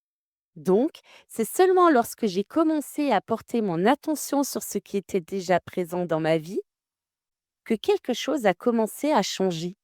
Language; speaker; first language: French; native; French